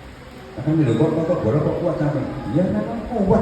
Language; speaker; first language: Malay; non-native, local second language; Javanese